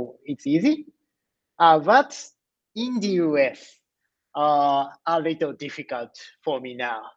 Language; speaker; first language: English; non-native, learner; Japanese